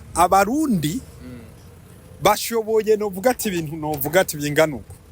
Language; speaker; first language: Rundi; early bilingual, heritage; Rundi